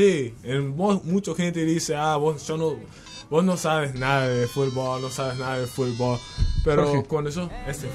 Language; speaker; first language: Spanish; non-native, learner; English